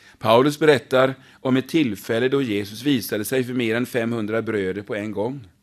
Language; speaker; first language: Swedish; native; Swedish